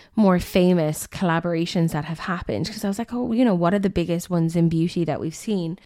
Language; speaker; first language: English; native; English